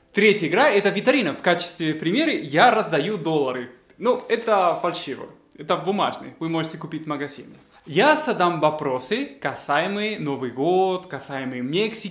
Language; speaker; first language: Russian; non-native, fluent; Spanish